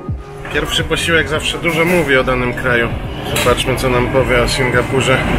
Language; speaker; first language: Polish; native; Polish